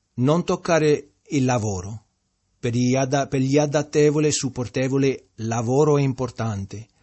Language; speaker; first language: Italian; early bilingual, heritage; Italian